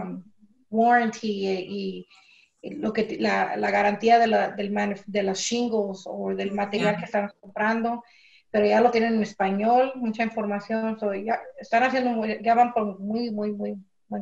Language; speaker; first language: Spanish; early bilingual, heritage; Spanish